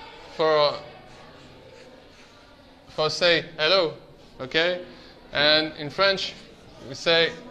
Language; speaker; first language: English; non-native, learner; French